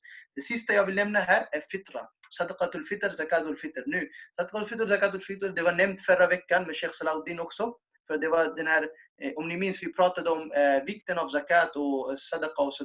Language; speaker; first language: Swedish; non-native, fluent; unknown